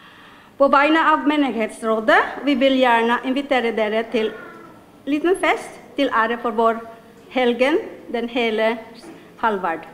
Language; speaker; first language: Norwegian; non-native, fluent; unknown